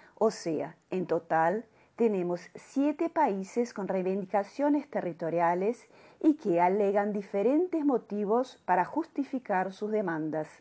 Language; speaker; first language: Spanish; non-native, fluent; Portuguese